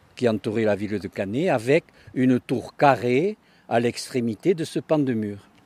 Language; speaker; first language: French; native; French